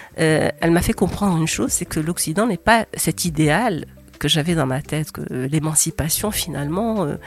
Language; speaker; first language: French; non-native, local second language; Arabic